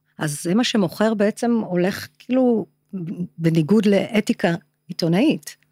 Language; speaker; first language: Hebrew; native; Hebrew